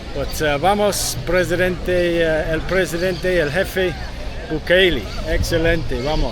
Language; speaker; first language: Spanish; non-native, learner; English